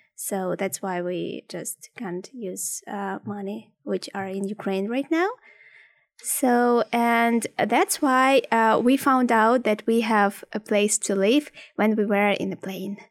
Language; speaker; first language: English; non-native, fluent; Ukrainian